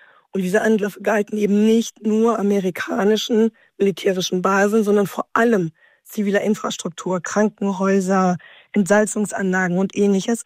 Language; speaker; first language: German; native; German